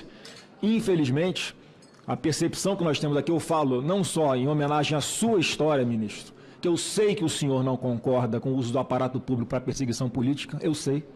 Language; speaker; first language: Portuguese; native; Portuguese